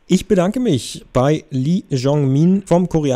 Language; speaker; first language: German; native; German